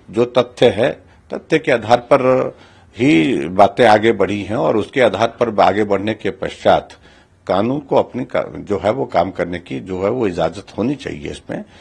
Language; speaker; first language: Hindi; native; Hindi